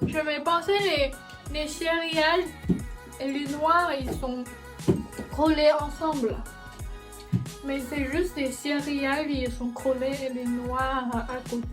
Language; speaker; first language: French; non-native, learner; Chinese